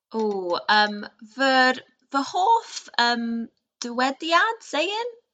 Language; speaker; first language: Welsh; non-native, local second language; English